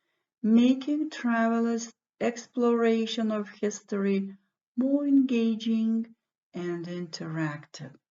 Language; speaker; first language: English; non-native, fluent; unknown